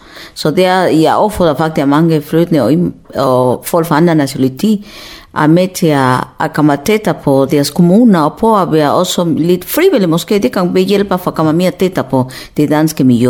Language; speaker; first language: Danish; non-native, fluent; Spanish